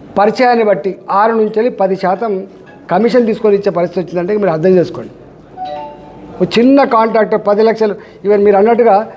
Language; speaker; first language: Telugu; native; Telugu